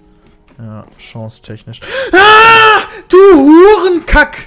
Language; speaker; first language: German; native; German